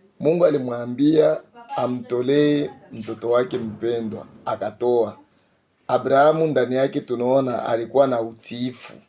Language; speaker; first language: Swahili; native; Swahili